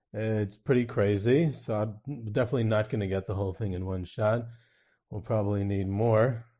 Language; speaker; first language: English; native; English